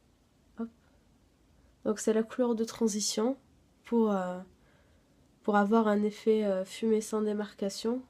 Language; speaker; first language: French; native; French